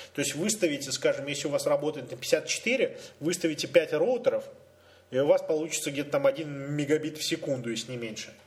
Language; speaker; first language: Russian; native; Russian